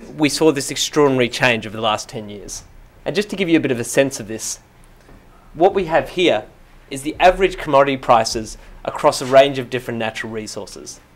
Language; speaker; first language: English; native; English